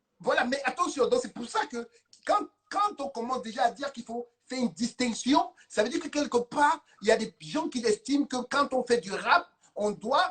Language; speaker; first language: French; native; French